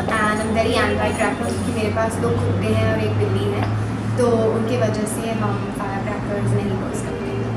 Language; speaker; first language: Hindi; non-native, local second language; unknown